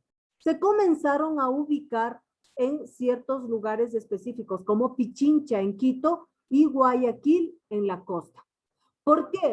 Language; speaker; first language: Spanish; native; Spanish